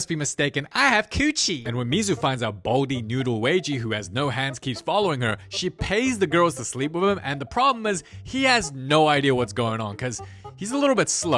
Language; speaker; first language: English; native; English